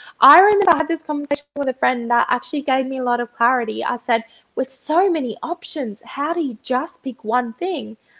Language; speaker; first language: English; early bilingual, other home language; Russian